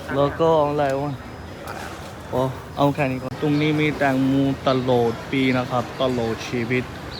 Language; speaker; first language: Thai; non-native, fluent; Punjabi